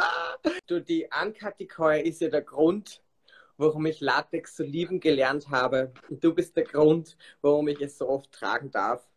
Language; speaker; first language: German; native; German